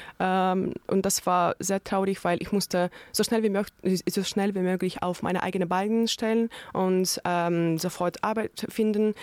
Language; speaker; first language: German; non-native, learner; Ukrainian